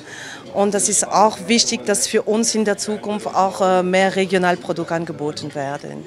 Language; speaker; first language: German; non-native, fluent; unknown